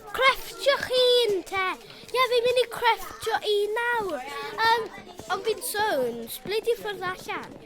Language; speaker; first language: Welsh; non-native, local second language; English